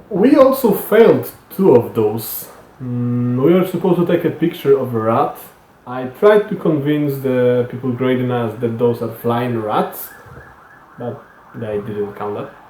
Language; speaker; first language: English; non-native, fluent; Polish